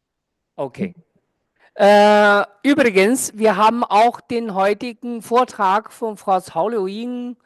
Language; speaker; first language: German; non-native, fluent; Chinese